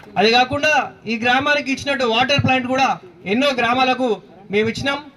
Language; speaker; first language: Telugu; native; Telugu